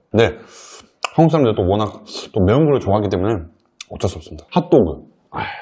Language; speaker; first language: Korean; non-native, fluent; Russian